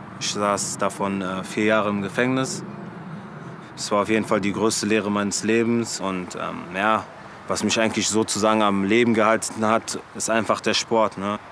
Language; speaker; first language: German; early bilingual, other home language; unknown